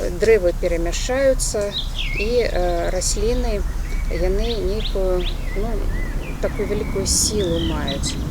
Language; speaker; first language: Belarusian; native; Belarusian